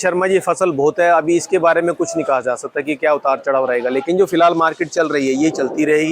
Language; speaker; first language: Hindi; native; Hindi